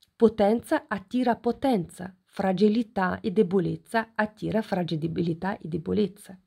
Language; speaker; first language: Italian; non-native, fluent; Ukrainian